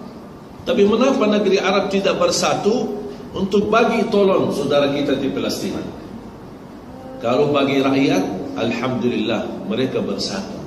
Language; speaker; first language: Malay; non-native, fluent; Arabic